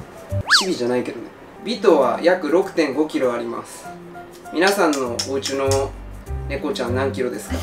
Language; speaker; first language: Japanese; native; Japanese